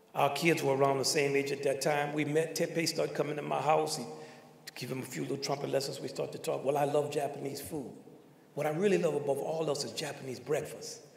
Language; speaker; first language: English; native; English